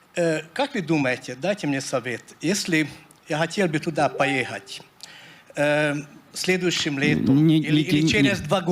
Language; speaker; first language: Russian; non-native, fluent; Hungarian